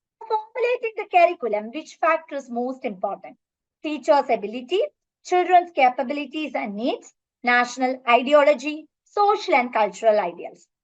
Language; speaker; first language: English; non-native, local second language; Malayalam